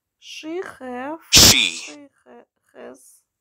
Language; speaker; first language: English; non-native, learner; Russian